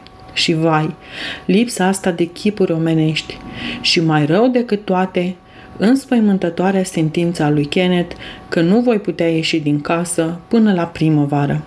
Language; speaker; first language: Romanian; native; Romanian